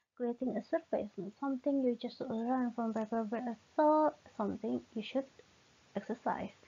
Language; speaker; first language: English; non-native, fluent; Indonesian